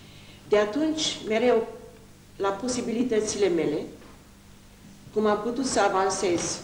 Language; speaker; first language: Romanian; non-native, local second language; Hungarian